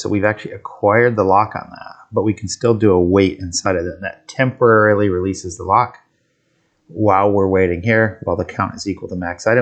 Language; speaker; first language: English; native; English